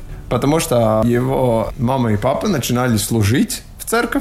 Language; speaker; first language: Russian; non-native, local second language; Latvian